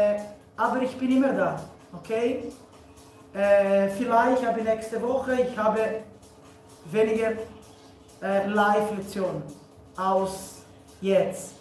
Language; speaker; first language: German; non-native, learner; Spanish